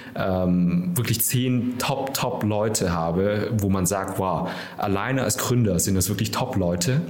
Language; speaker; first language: German; early bilingual, other home language; Vietnamese